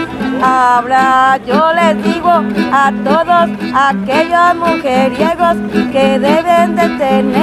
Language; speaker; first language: Spanish; native; Spanish